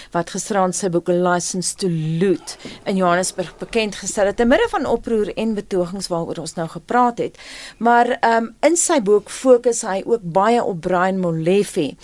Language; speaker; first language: English; non-native, local second language; Afrikaans